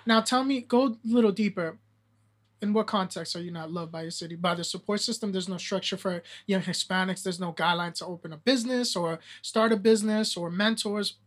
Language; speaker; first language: English; early bilingual, other home language; Spanish